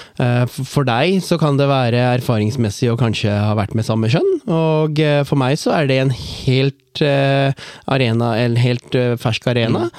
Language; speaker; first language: Norwegian; early bilingual, other home language; Tamil